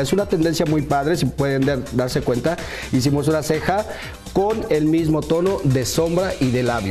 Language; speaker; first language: Spanish; native; Spanish